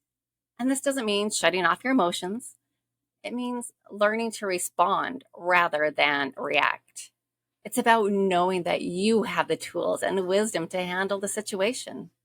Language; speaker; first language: English; native; English